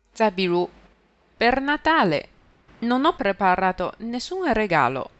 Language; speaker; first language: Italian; non-native, fluent; Chinese